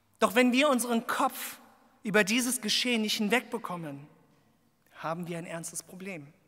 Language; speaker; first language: German; early bilingual, other home language; Korean